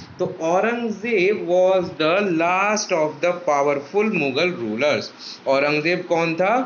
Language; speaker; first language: Hindi; native; Hindi